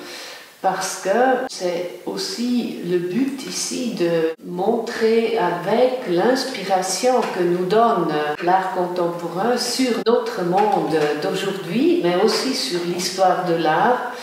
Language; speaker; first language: French; non-native, local second language; German